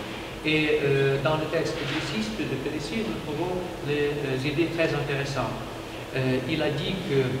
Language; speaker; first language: French; non-native, learner; Ukrainian